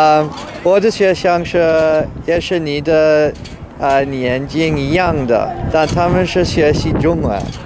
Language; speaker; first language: Chinese; non-native, learner; English